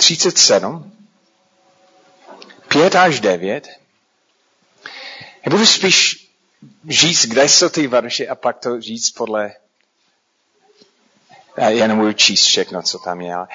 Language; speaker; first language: Czech; non-native, fluent; English